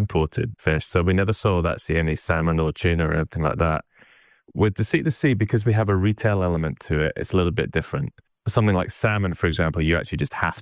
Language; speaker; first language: English; native; English